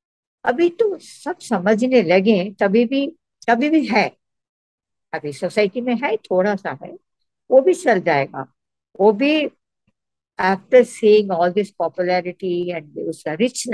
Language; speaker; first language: Hindi; non-native, local second language; Tamil